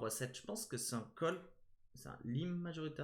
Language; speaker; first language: French; native; French